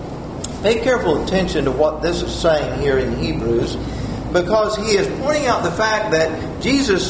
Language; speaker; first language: English; native; English